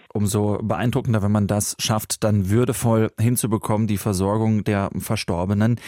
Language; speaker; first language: German; native; German